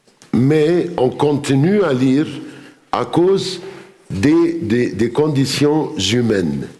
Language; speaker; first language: French; non-native, fluent; Arabic